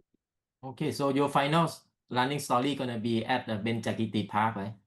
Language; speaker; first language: English; non-native, learner; Thai